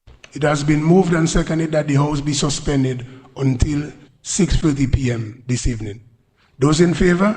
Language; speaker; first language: English; native; English